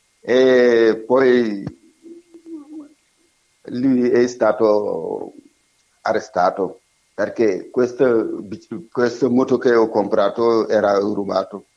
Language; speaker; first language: Italian; non-native, learner; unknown